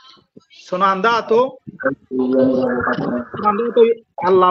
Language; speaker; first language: Italian; non-native, learner; Bangla